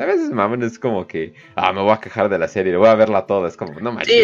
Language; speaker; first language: Spanish; native; Spanish